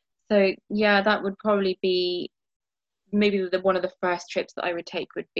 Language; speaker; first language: English; native; English